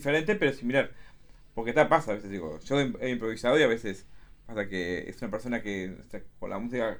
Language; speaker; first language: Spanish; native; Spanish